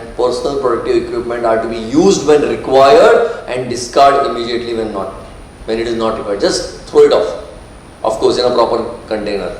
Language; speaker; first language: English; non-native, local second language; Marathi